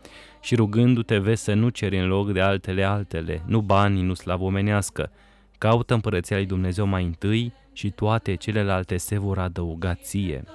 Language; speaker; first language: Romanian; native; Romanian